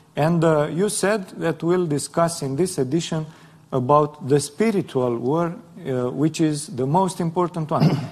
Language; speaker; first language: English; non-native, fluent; Romanian